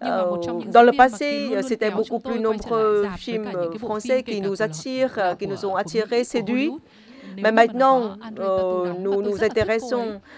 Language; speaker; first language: French; non-native, fluent; Vietnamese